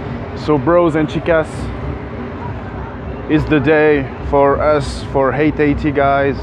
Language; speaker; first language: English; non-native, learner; French